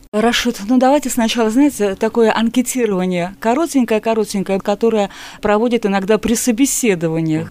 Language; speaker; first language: Russian; native; Russian